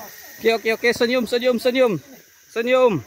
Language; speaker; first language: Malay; non-native, local second language; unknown